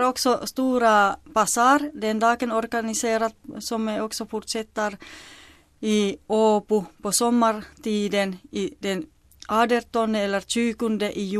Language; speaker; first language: Swedish; non-native, local second language; Finnish